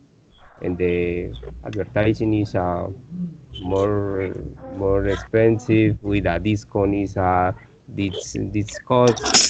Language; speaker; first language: English; non-native, learner; Spanish